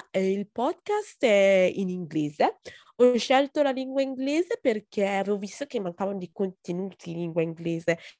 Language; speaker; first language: Italian; early bilingual, other home language; Akan